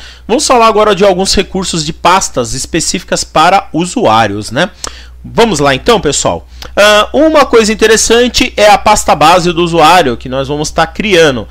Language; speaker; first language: Portuguese; native; Portuguese